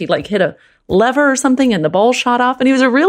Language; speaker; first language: English; early bilingual, other home language; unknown